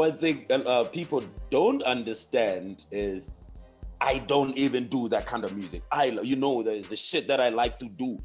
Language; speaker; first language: English; non-native, local second language; Shona